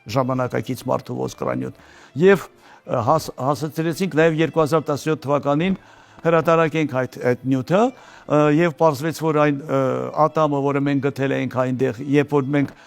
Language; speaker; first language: Armenian; native; Armenian